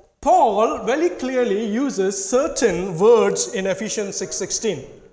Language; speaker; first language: English; non-native, local second language; Tamil